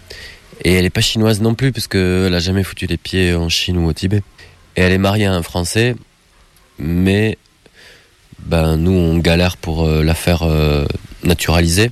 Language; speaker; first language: French; native; French